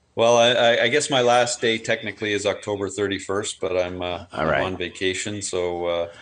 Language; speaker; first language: English; native; English